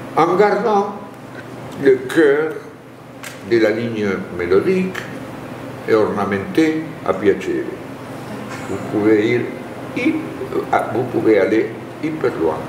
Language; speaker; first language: French; non-native, fluent; Spanish